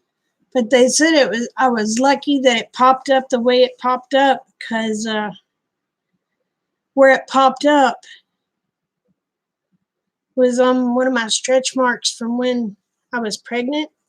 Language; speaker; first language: English; native; English